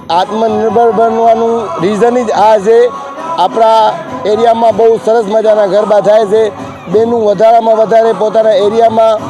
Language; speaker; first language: Gujarati; non-native, local second language; Sindhi